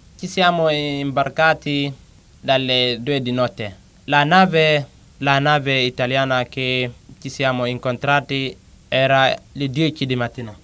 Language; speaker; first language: Italian; non-native, learner; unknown